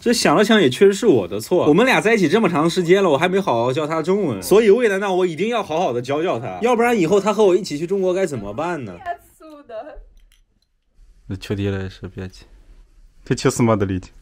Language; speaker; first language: Chinese; native; Chinese